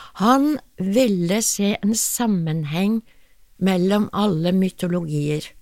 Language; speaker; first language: Norwegian; non-native, fluent; English